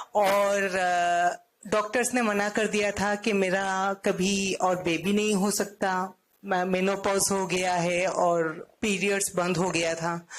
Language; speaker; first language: Hindi; non-native, local second language; Odia